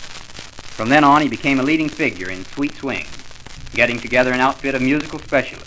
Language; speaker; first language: English; native; English